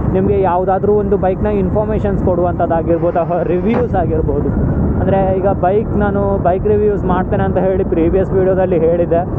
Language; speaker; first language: Kannada; non-native, local second language; Tulu